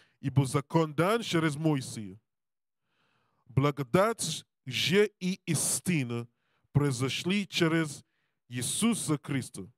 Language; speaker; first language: Russian; non-native, learner; Serbian